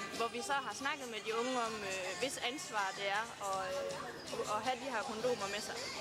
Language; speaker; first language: Danish; native; Danish